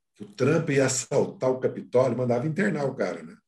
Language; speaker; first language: Portuguese; native; Portuguese